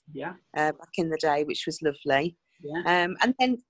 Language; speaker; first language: English; native; English